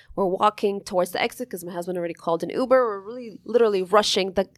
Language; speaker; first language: English; early bilingual, other home language; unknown